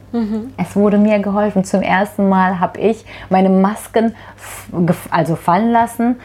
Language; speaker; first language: German; non-native, fluent; Turkish